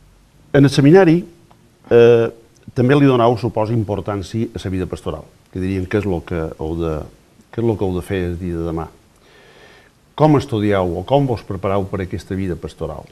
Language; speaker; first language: Catalan; native; Catalan